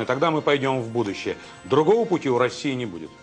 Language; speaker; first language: Russian; native; Russian